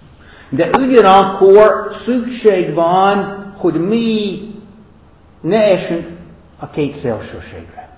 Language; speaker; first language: Hungarian; non-native, fluent; English